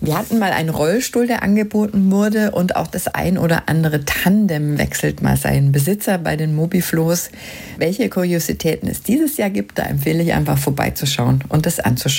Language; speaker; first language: German; native; German